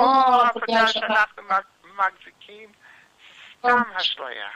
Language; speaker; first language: Hebrew; non-native, learner; English